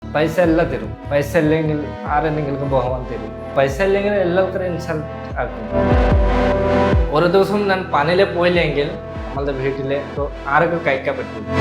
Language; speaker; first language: Malayalam; non-native, learner; Bangla